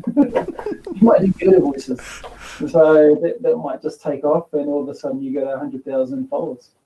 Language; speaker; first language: English; native; English